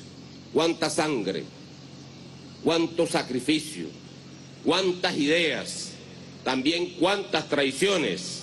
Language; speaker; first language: Spanish; native; Spanish